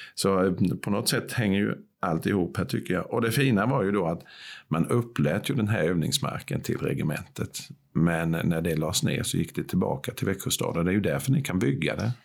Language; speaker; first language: Swedish; native; Swedish